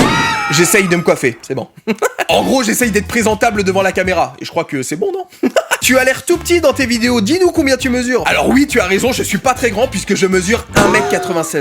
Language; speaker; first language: French; native; French